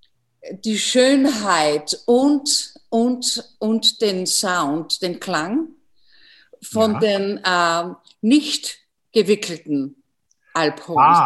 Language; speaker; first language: German; non-native, fluent; English